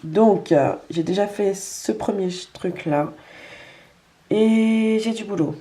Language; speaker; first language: French; native; French